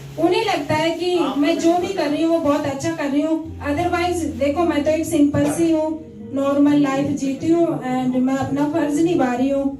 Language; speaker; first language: Hindi; native; Hindi